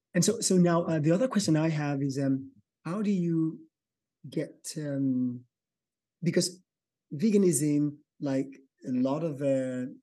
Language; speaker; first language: English; non-native, local second language; Yoruba